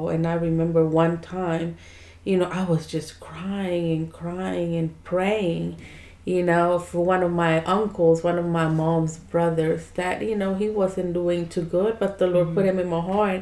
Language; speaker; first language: English; early bilingual, other home language; Spanish